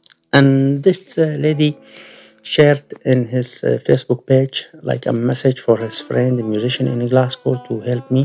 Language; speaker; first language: English; non-native, learner; Arabic